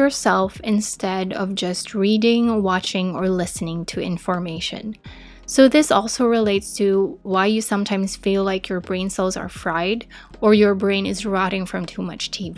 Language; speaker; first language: English; non-native, local second language; Filipino